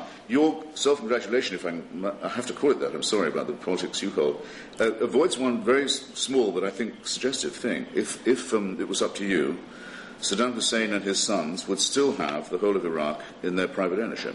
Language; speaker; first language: English; native; English